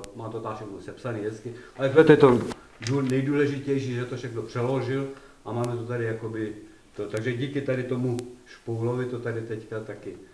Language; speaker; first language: Czech; early bilingual, heritage; Czech